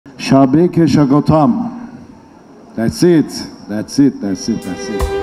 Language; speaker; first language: English; non-native, learner; Turkish